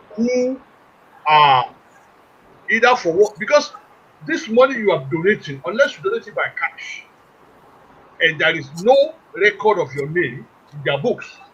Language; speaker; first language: English; non-native, local second language; Yoruba